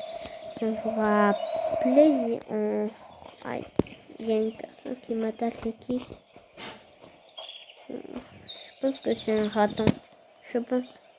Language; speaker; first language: French; non-native, fluent; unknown